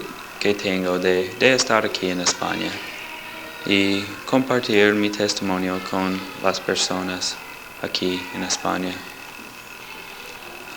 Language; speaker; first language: Spanish; non-native, learner; English